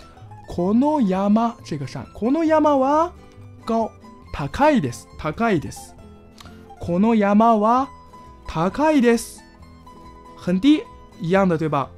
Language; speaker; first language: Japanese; non-native, fluent; Chinese